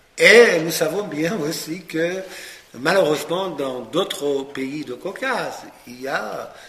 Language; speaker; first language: French; non-native, fluent; Persian